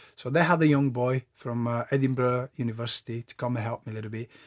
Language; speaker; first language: English; non-native, fluent; Bulgarian